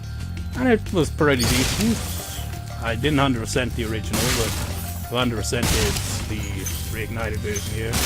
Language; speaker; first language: English; native; English